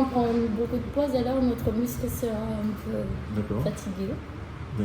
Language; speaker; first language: French; non-native, learner; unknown